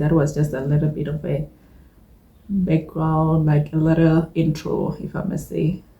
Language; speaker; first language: English; non-native, local second language; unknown